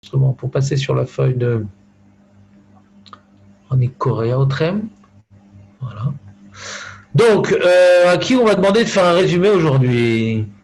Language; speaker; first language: French; native; French